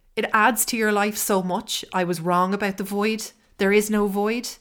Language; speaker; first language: English; native; English